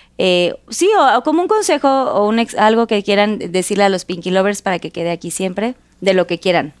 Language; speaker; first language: Spanish; native; Spanish